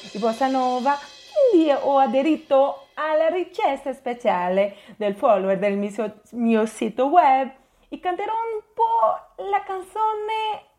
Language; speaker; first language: Italian; non-native, fluent; Portuguese